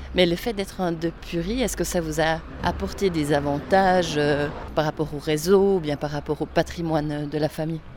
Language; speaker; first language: French; native; French